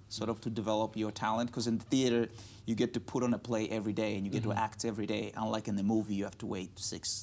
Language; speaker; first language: English; non-native, local second language; Russian